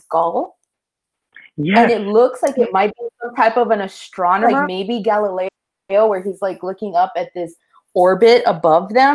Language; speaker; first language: English; early bilingual, other home language; Spanish